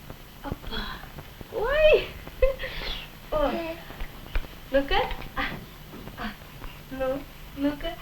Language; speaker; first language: Russian; native; Russian